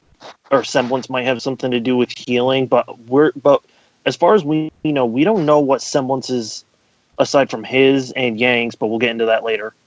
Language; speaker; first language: English; native; English